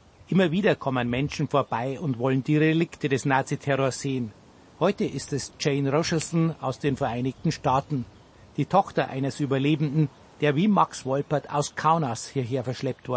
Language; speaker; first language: German; native; German